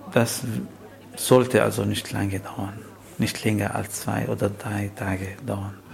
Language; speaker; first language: German; non-native, fluent; Arabic